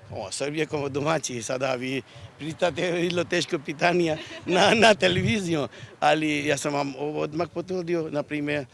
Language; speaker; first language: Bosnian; non-native, learner; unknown